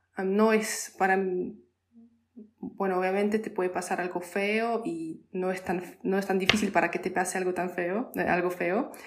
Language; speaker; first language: Spanish; non-native, fluent; Polish